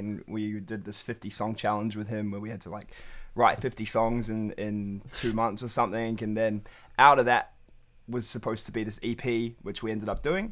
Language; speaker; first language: English; native; English